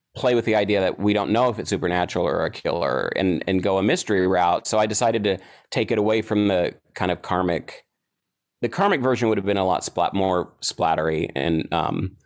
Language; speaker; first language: English; native; English